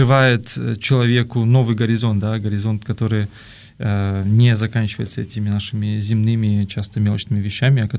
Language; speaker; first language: Russian; native; Russian